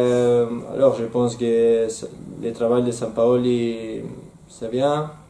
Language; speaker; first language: French; non-native, learner; Spanish